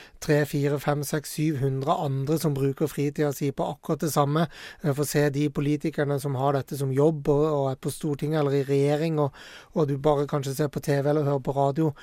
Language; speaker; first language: Norwegian; native; Norwegian